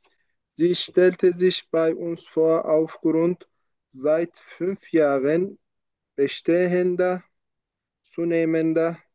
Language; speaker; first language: German; non-native, learner; Turkish